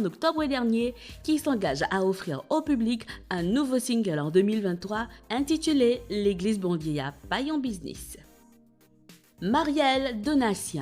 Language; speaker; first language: French; non-native, local second language; Haitian Creole